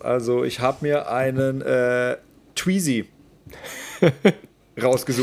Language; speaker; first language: German; native; German